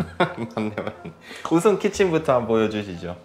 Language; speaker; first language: Korean; native; Korean